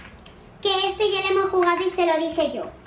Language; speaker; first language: Spanish; native; Spanish